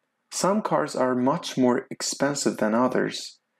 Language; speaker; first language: English; non-native, fluent; Azerbaijani